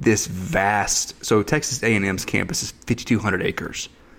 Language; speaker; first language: English; native; English